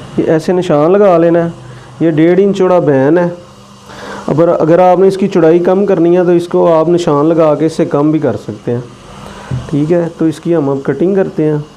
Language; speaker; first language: Urdu; native; Urdu